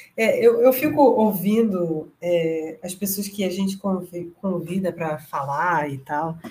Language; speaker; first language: Portuguese; native; Portuguese